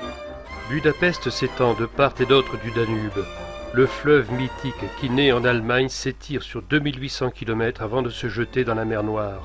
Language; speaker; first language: French; native; French